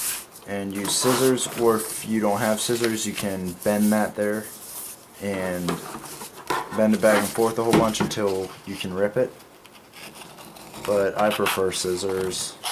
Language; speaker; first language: English; native; English